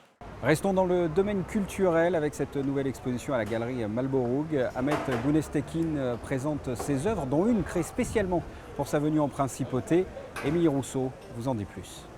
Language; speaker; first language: French; native; French